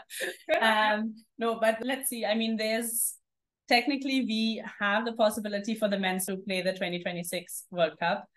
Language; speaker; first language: English; non-native, fluent; German